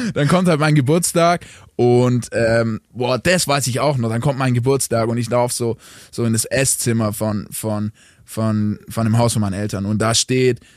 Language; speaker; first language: German; native; German